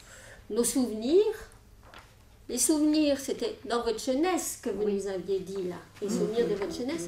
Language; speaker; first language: French; native; French